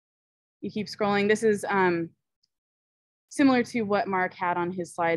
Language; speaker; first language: English; native; English